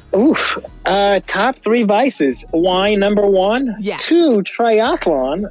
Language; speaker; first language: English; non-native, fluent; French